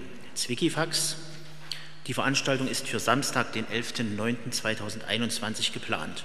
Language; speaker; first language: German; native; German